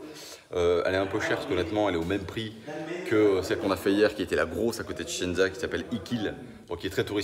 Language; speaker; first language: French; native; French